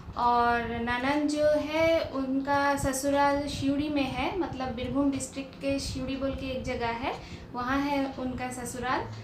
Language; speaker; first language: Hindi; non-native, local second language; Bangla